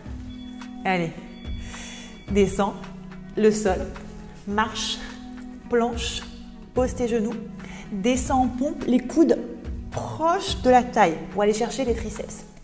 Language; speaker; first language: French; native; French